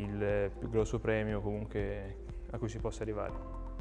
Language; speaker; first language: Italian; native; Italian